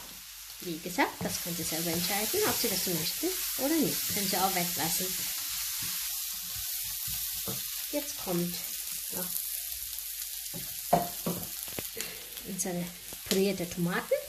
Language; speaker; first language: German; non-native, learner; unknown